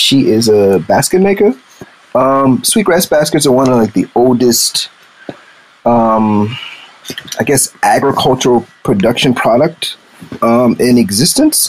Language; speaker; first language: English; native; English